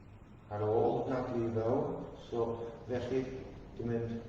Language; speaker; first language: Welsh; non-native, fluent; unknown